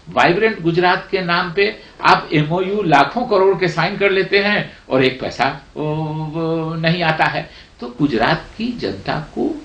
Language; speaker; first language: Hindi; native; Hindi